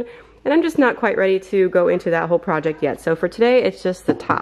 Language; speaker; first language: English; native; English